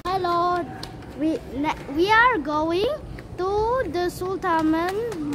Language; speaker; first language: English; non-native, learner; Indonesian